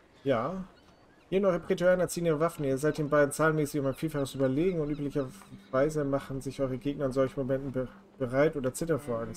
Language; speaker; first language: German; native; German